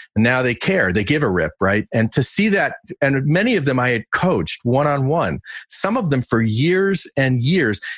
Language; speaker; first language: English; native; English